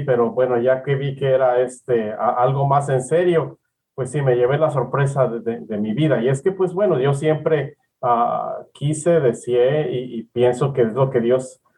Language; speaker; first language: Spanish; native; Spanish